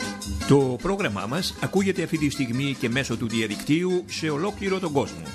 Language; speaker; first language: Greek; native; Greek